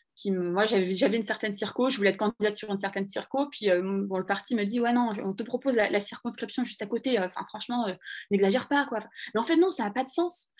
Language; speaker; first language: French; early bilingual, other home language; Arabic